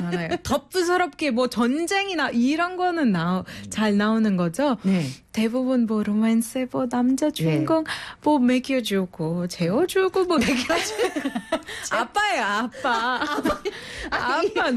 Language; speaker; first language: Korean; non-native, fluent; Arabic